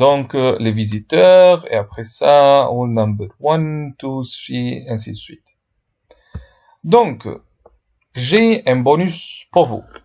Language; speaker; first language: French; non-native, fluent; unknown